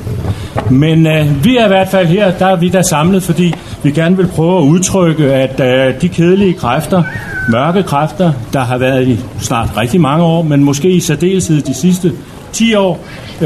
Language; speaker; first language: Danish; native; Danish